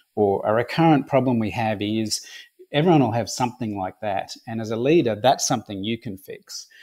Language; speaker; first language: English; native; English